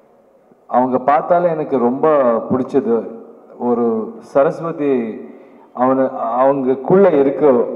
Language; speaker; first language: Tamil; non-native, learner; Kannada